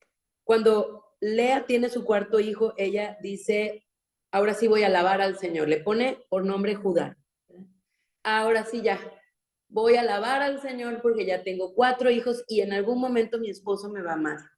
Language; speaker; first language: Spanish; native; Spanish